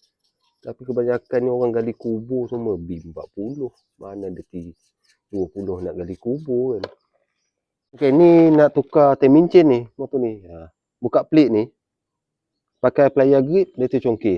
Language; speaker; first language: Malay; native; Malay